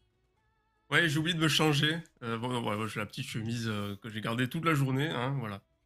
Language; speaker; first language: French; native; French